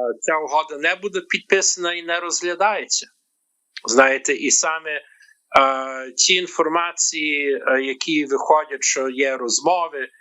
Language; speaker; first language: Ukrainian; early bilingual, heritage; Ukrainian